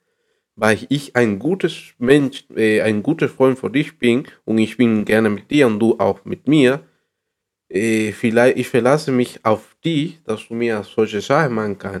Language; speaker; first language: German; non-native, learner; Spanish